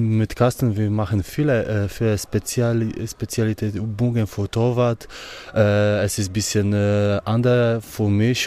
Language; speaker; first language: German; non-native, learner; Polish